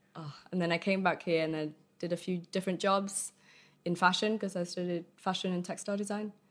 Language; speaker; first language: English; early bilingual, other home language; Vietnamese